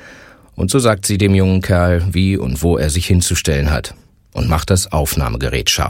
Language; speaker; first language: German; native; German